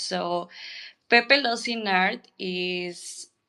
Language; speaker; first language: English; non-native, learner; Spanish